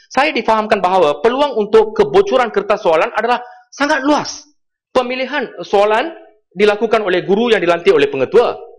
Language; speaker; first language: Malay; non-native, local second language; Tamil